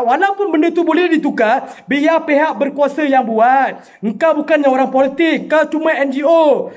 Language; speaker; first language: Malay; non-native, local second language; Tamil